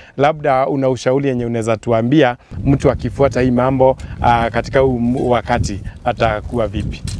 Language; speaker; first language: Swahili; non-native, local second language; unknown